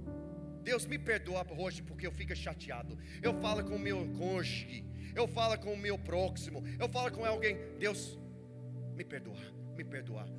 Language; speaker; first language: Portuguese; non-native, learner; English